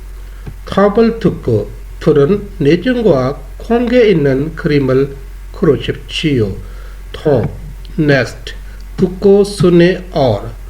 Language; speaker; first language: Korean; non-native, fluent; Urdu